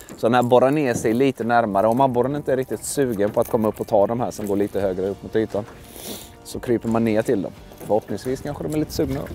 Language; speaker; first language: Swedish; early bilingual, other home language; Russian